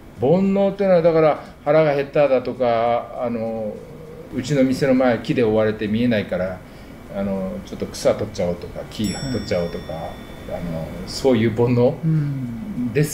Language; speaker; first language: Japanese; native; Japanese